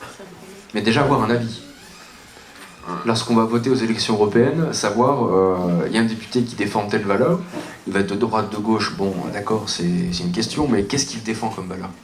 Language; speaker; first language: French; native; French